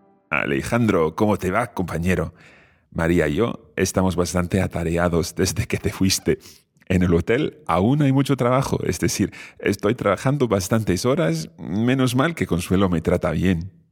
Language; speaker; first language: Spanish; non-native, fluent; English